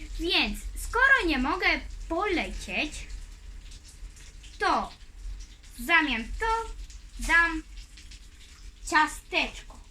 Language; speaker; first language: Polish; early bilingual, heritage; Polish